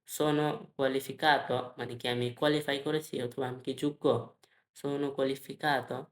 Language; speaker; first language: Bangla; native; Bangla